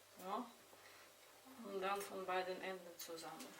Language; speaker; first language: German; non-native, fluent; Russian